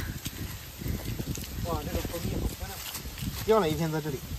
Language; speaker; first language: Chinese; native; Chinese